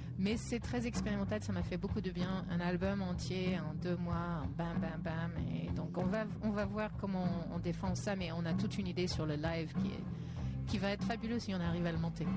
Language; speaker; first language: French; non-native, fluent; English